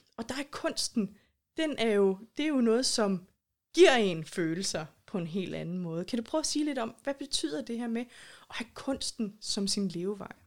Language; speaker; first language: Danish; native; Danish